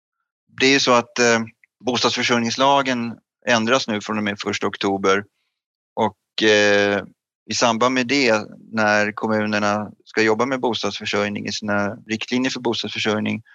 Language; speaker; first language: Swedish; native; Swedish